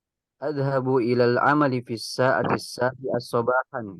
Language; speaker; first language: Arabic; non-native, learner; Indonesian